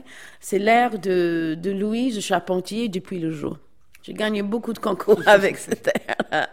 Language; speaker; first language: French; non-native, fluent; English